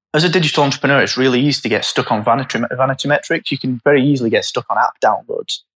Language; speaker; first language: English; native; English